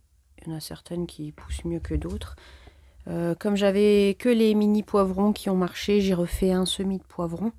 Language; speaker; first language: French; native; French